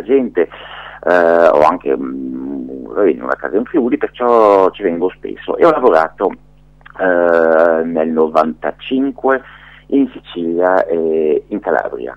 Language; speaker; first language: Italian; non-native, fluent; French